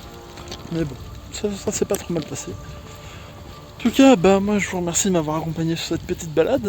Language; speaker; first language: French; native; French